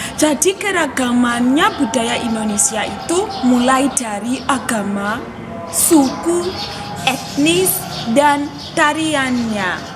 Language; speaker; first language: Indonesian; non-native, fluent; Shona